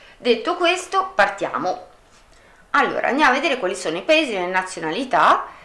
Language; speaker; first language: Italian; native; Italian